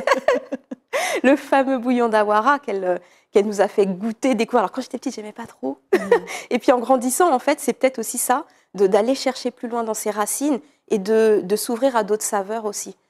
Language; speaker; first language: French; native; French